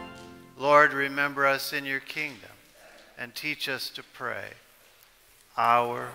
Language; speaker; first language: English; native; English